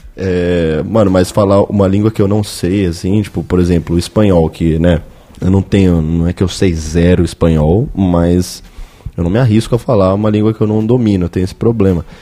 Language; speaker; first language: Portuguese; native; Portuguese